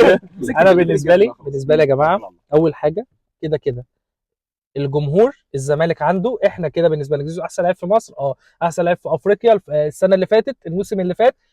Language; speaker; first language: Arabic; native; Arabic